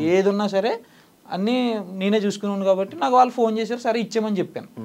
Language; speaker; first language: Telugu; native; Telugu